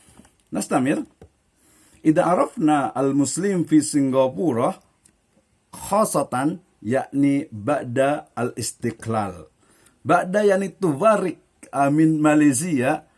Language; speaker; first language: Arabic; non-native, fluent; Indonesian